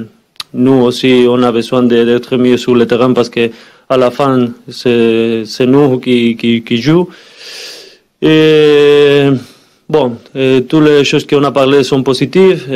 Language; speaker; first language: French; non-native, learner; Spanish